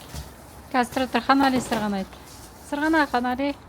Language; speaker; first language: Kazakh; native; Kazakh